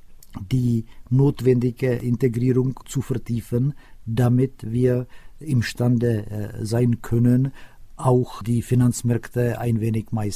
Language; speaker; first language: German; non-native, fluent; Czech